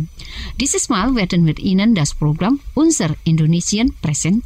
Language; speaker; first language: German; non-native, fluent; Indonesian